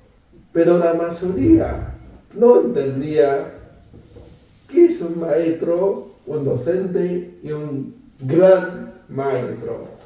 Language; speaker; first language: Spanish; non-native, fluent; Chinese